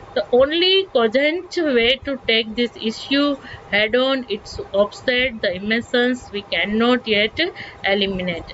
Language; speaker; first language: English; non-native, local second language; Gujarati